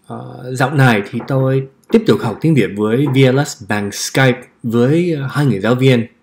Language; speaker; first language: Vietnamese; non-native, learner; English